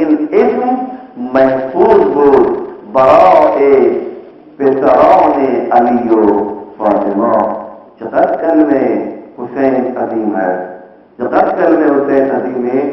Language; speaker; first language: Persian; non-native, fluent; Urdu